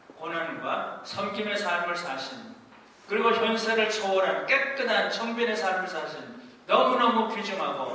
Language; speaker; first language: Korean; native; Korean